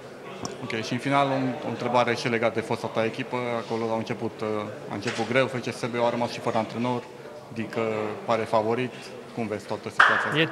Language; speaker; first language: Romanian; native; Romanian